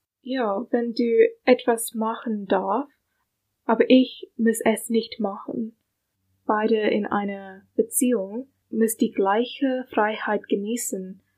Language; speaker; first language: German; non-native, learner; English